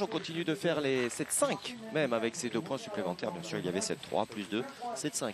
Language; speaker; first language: French; native; French